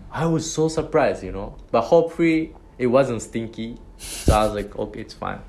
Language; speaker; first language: English; non-native, learner; Japanese